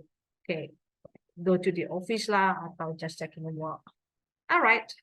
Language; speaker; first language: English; non-native, fluent; Indonesian